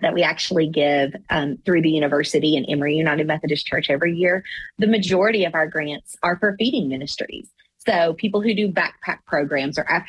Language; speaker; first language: English; native; English